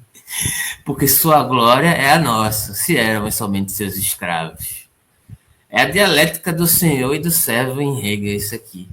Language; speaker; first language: Portuguese; native; Portuguese